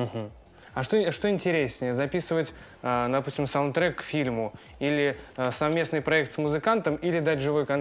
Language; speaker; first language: Russian; native; Russian